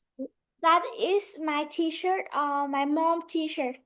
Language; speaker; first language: English; non-native, learner; Vietnamese